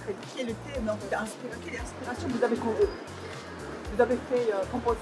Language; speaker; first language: French; non-native, fluent; Japanese